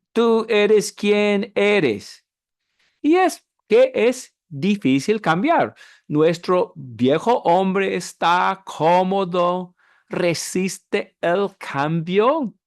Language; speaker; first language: Spanish; non-native, fluent; English